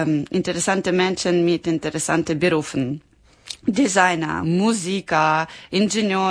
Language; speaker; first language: German; non-native, learner; Ukrainian